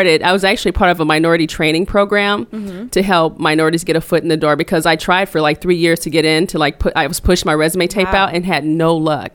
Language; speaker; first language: English; native; English